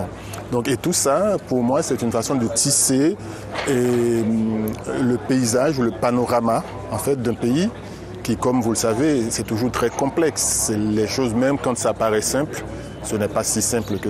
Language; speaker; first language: French; non-native, local second language; Haitian Creole